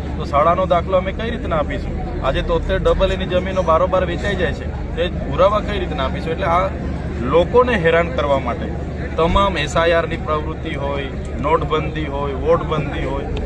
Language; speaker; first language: Gujarati; non-native, local second language; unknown